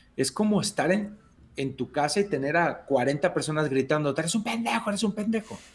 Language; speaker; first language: Spanish; native; Spanish